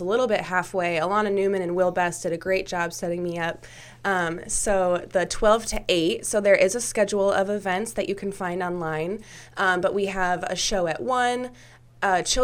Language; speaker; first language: English; native; English